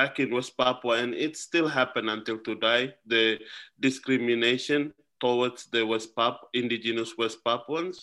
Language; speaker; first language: English; non-native, fluent; Indonesian